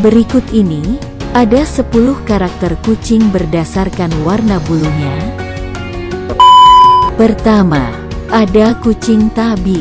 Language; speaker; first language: Indonesian; native; Indonesian